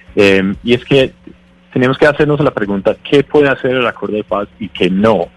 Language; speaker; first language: Spanish; non-native, fluent; English